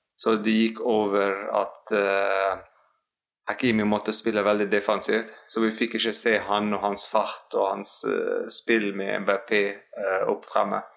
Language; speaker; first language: Norwegian; non-native, fluent; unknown